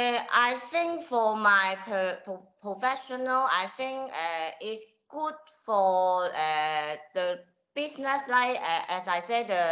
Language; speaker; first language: English; non-native, local second language; Cantonese